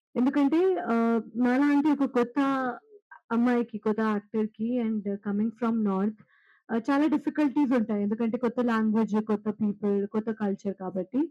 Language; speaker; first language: Telugu; non-native, learner; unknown